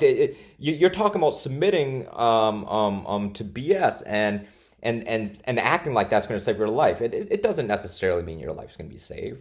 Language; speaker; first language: English; native; English